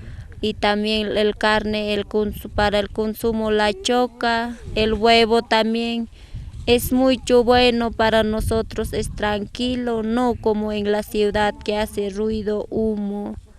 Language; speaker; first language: Spanish; non-native, local second language; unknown